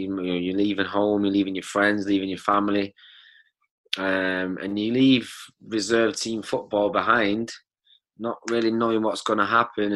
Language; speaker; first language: English; native; English